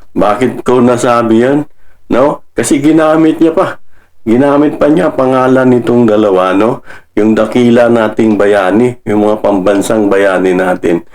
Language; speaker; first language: Filipino; non-native, local second language; Cebuano